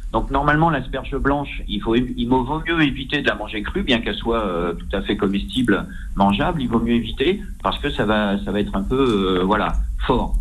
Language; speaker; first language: French; native; French